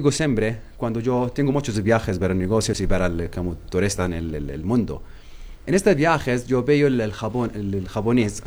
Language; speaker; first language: Spanish; non-native, learner; Arabic